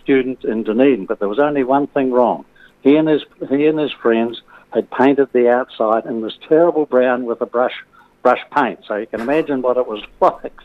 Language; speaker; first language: English; native; English